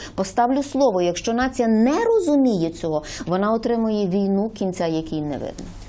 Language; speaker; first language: Ukrainian; native; Ukrainian